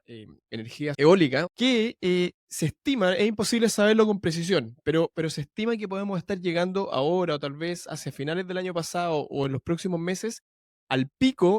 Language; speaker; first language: Spanish; native; Spanish